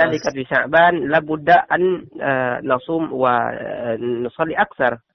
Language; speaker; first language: Arabic; non-native, learner; Indonesian